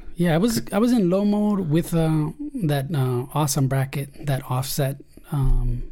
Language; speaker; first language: English; early bilingual, other home language; Spanish